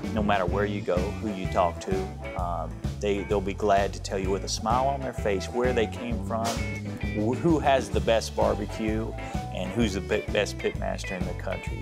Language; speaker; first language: English; native; English